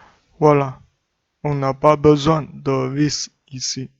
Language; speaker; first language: French; non-native, learner; Chinese